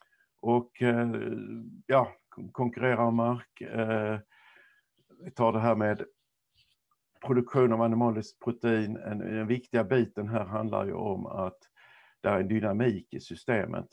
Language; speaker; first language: Swedish; native; Swedish